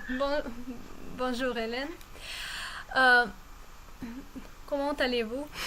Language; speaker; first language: French; non-native, fluent; Russian